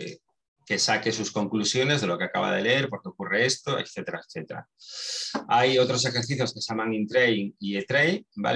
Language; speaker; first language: Spanish; native; Spanish